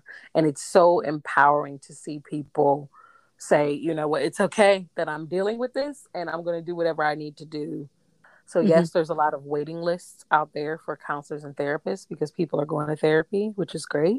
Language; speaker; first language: English; native; English